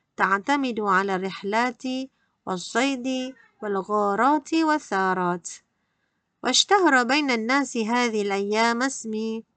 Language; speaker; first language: Arabic; non-native, fluent; Malay